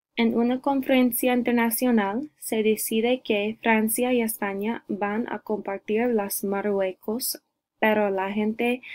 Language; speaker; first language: Spanish; non-native, learner; English